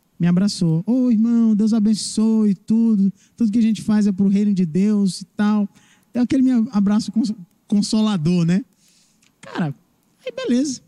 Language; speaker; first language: Portuguese; native; Portuguese